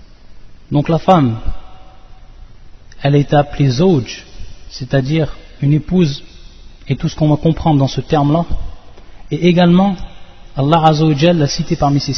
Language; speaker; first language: French; native; French